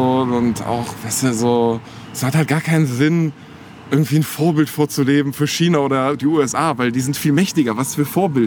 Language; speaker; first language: German; native; German